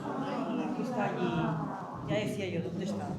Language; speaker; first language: Spanish; native; Spanish